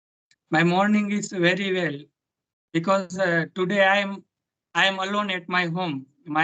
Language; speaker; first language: English; non-native, learner; Gujarati